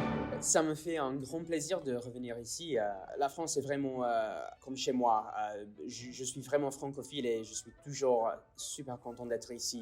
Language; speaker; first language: French; non-native, fluent; English